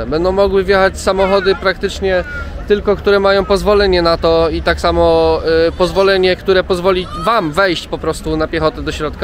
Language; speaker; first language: Polish; native; Polish